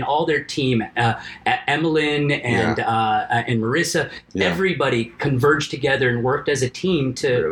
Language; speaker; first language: English; native; English